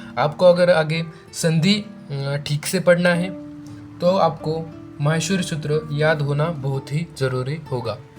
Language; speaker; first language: Hindi; non-native, local second language; Marathi